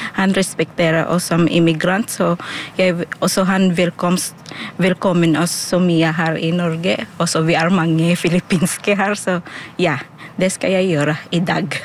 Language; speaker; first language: Norwegian; non-native, fluent; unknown